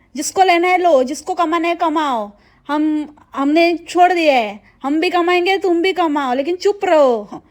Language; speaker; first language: Hindi; non-native, local second language; Marathi